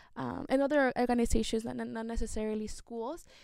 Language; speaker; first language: English; early bilingual, other home language; Spanish